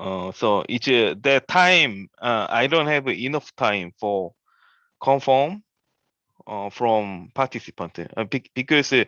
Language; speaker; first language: English; non-native, learner; Korean